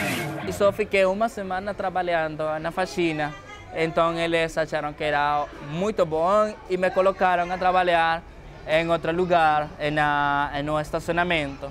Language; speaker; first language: Portuguese; non-native, fluent; Spanish